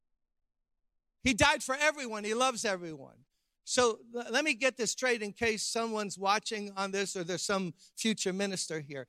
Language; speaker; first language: English; native; English